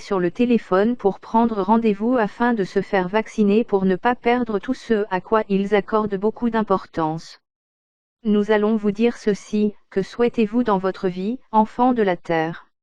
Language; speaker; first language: French; native; French